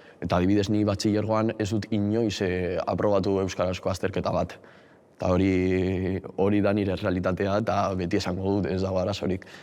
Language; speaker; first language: Basque; early bilingual, other home language; Arabic